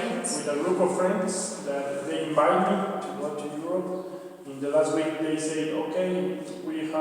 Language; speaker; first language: English; non-native, learner; Spanish